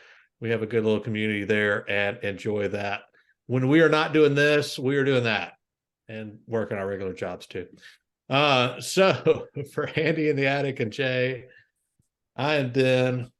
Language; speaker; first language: English; native; English